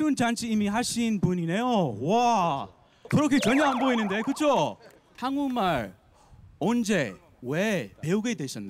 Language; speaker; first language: Korean; non-native, fluent; English